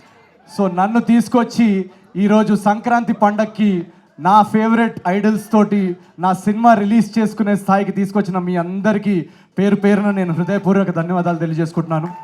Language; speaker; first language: Telugu; native; Telugu